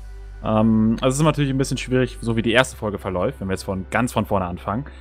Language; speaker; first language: German; native; German